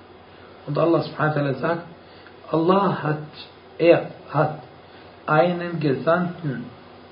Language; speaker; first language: German; non-native, fluent; Arabic